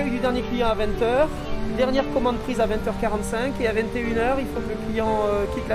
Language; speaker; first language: French; native; French